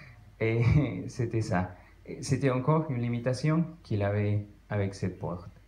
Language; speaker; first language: French; non-native, fluent; Spanish